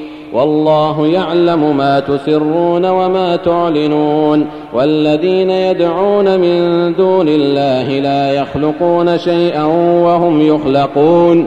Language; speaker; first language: Arabic; native; Arabic